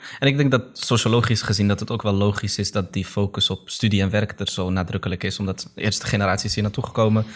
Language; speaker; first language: Dutch; early bilingual, other home language; Arabic